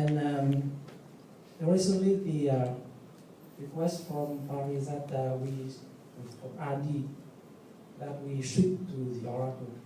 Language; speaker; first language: English; non-native, fluent; Vietnamese